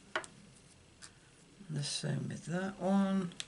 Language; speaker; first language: English; native; English